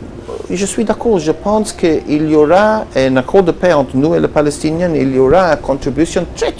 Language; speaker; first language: French; non-native, learner; Hebrew